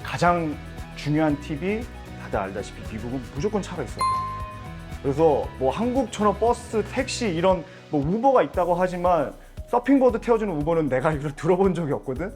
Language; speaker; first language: Korean; early bilingual, heritage; Korean